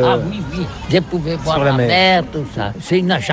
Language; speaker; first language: French; non-native, learner; Catalan